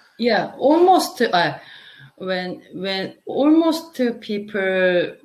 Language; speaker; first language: English; non-native, learner; Korean